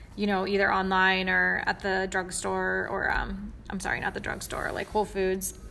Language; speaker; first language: English; native; English